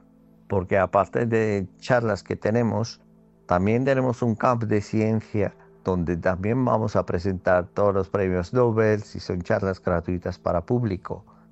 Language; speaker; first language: Spanish; non-native, fluent; Armenian